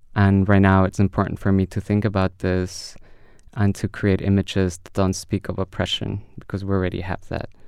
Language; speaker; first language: English; early bilingual, other home language; Spanish